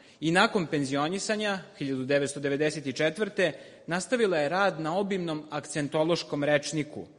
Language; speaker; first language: Serbian; native; Serbian